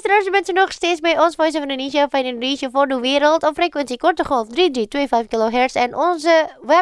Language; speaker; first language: Dutch; non-native, fluent; Indonesian